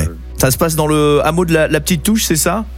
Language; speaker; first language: French; native; French